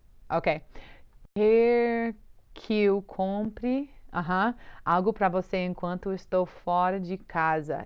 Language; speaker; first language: Portuguese; non-native, learner; English